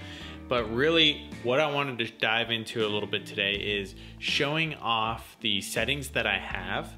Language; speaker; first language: English; native; English